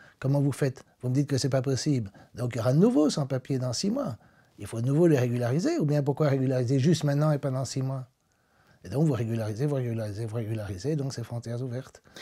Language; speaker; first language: French; native; French